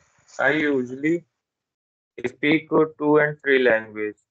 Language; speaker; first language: English; non-native, learner; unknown